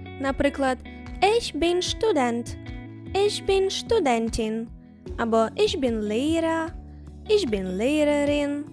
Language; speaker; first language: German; non-native, fluent; Ukrainian